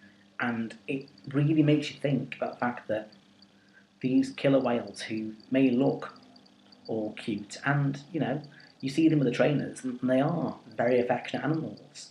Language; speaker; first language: English; native; English